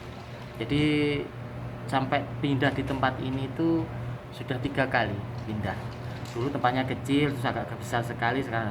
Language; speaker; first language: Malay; non-native, local second language; Javanese